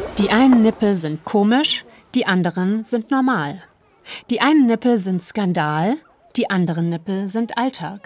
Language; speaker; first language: German; native; German